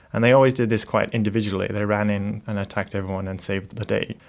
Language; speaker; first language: English; native; English